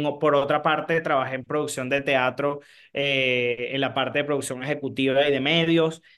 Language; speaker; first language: Spanish; native; Spanish